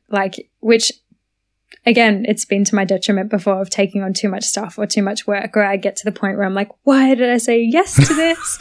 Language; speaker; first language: English; native; English